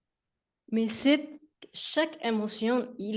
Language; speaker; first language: French; non-native, learner; Spanish